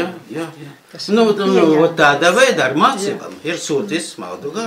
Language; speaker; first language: Latvian; non-native, local second language; Russian